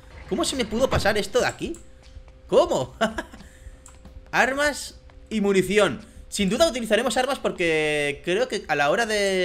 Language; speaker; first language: Spanish; native; Spanish